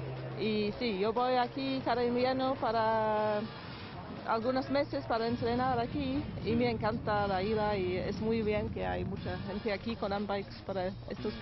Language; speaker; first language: Spanish; non-native, learner; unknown